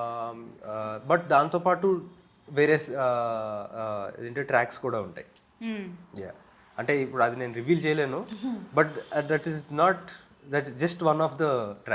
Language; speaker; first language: Telugu; native; Telugu